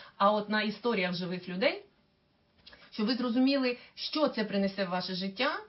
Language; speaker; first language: Ukrainian; native; Ukrainian